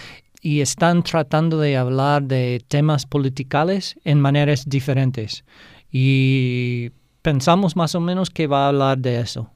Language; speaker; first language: Spanish; non-native, fluent; English